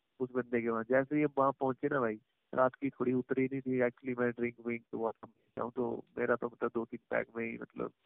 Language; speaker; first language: Hindi; native; Hindi